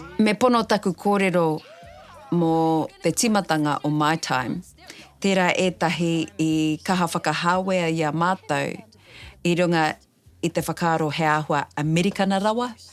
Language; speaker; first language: Māori; non-native, local second language; English